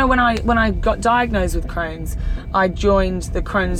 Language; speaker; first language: English; native; English